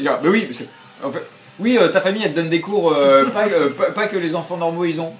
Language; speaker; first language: French; native; French